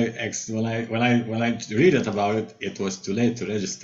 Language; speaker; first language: English; non-native, fluent; Lithuanian